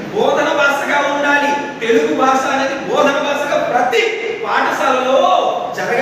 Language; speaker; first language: Telugu; non-native, local second language; Odia